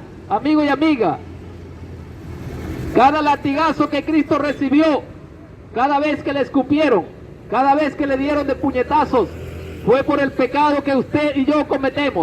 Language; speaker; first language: Spanish; native; Spanish